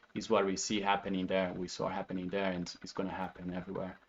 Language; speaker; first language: English; non-native, fluent; Portuguese